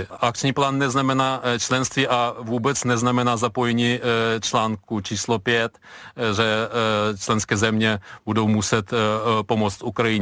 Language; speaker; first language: Czech; non-native, fluent; Ukrainian